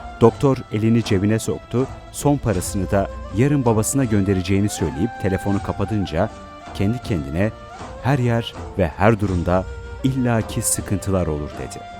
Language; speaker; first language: Turkish; native; Turkish